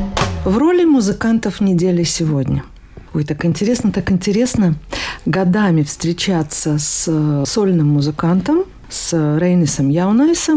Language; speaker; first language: Russian; native; Russian